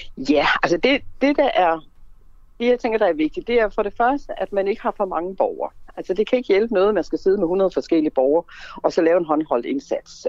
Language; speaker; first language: Danish; native; Danish